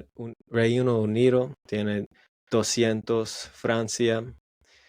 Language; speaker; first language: Spanish; non-native, learner; English